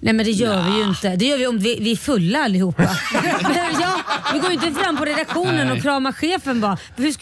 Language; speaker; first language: Swedish; native; Swedish